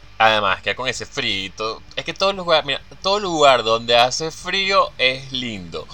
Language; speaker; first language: Spanish; native; Spanish